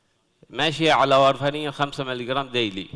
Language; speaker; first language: Arabic; native; Arabic